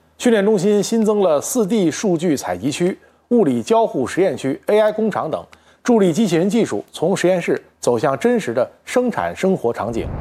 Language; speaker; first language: Chinese; native; Chinese